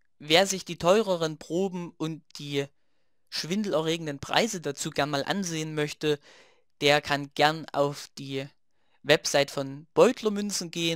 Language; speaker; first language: German; native; German